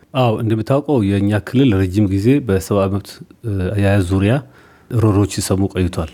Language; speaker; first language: Amharic; non-native, local second language; Somali